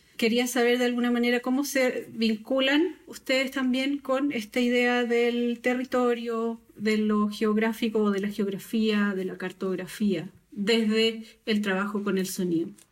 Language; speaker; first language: Spanish; native; Spanish